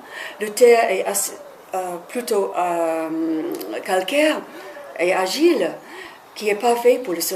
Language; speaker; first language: French; non-native, fluent; English